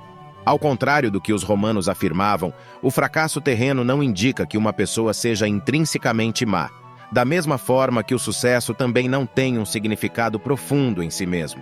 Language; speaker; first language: Portuguese; native; Portuguese